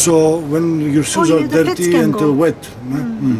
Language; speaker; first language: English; non-native, learner; Greek